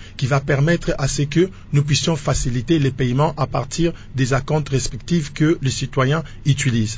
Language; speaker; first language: French; non-native, local second language; Lingala